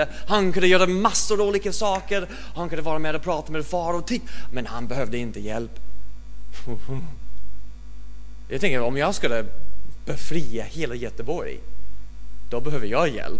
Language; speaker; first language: Swedish; non-native, fluent; English